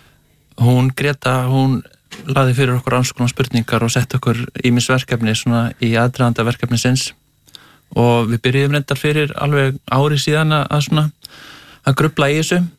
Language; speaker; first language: Icelandic; native; Icelandic